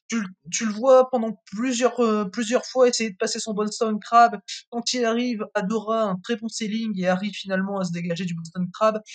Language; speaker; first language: French; native; French